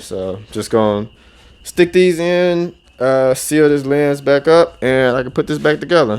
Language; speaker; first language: English; native; English